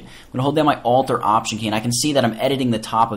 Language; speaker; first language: English; native; English